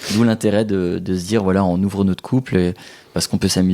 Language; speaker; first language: French; native; French